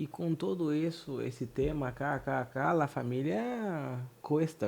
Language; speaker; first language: Spanish; non-native, fluent; Portuguese